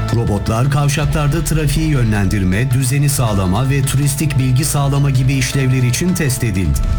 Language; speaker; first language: Turkish; native; Turkish